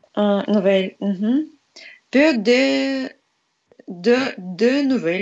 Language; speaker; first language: French; non-native, learner; Russian